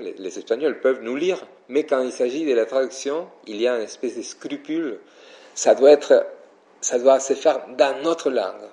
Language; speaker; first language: French; non-native, fluent; Spanish